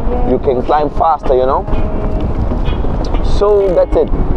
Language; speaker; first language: English; non-native, fluent; Portuguese